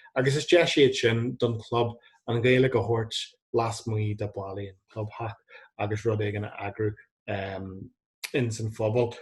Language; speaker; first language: Irish; non-native, local second language; English